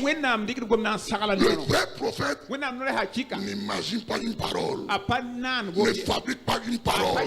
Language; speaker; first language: French; non-native, local second language; Fon